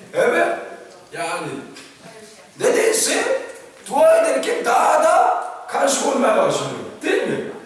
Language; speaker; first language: Turkish; non-native, fluent; Korean